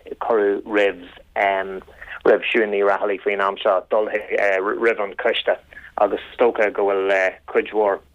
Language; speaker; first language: Irish; non-native, local second language; English